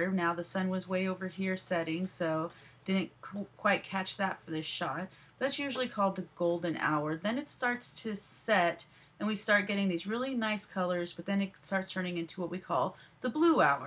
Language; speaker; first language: English; native; English